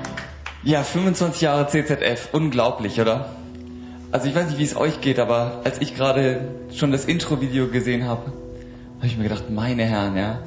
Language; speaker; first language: German; native; German